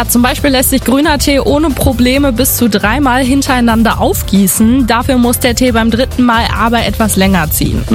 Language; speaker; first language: German; native; German